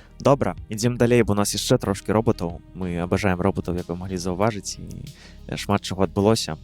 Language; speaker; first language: Belarusian; non-native, local second language; Russian